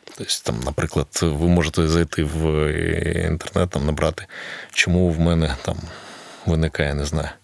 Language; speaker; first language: Ukrainian; non-native, local second language; Russian